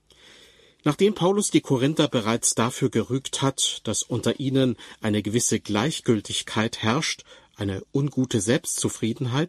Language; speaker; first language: German; native; German